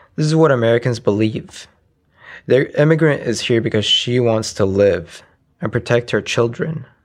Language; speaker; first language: English; early bilingual, other home language; Arabic